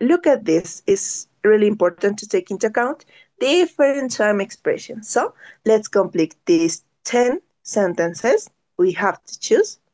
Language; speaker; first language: English; non-native, learner; Spanish